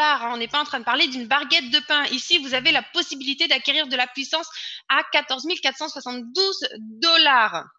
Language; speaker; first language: French; native; French